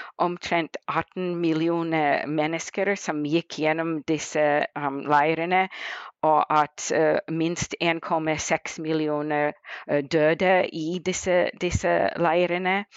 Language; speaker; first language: Norwegian; non-native, fluent; English